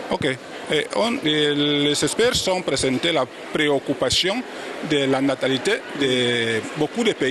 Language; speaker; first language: French; non-native, learner; Spanish